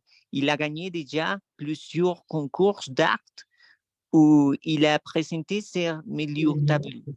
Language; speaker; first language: French; non-native, learner; Spanish